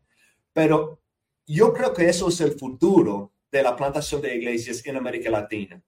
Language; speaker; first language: Spanish; non-native, fluent; English